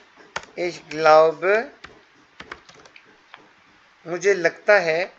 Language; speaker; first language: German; non-native, fluent; Hindi